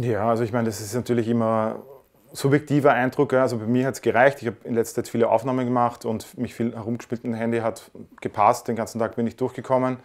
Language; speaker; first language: German; native; German